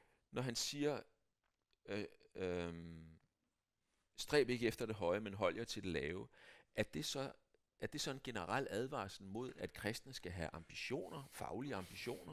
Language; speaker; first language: Danish; native; Danish